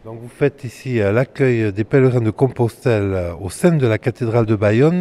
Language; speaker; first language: French; native; French